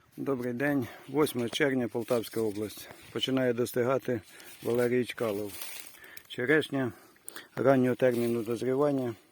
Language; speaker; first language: Ukrainian; native; Ukrainian